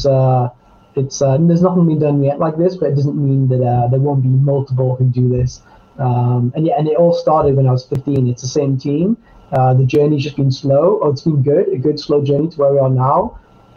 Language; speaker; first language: English; native; English